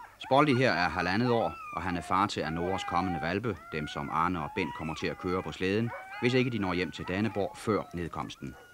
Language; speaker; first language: Danish; native; Danish